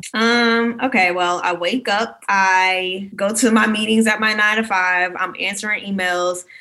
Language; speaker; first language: English; native; English